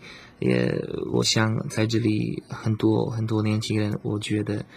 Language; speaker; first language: Chinese; non-native, learner; Slovak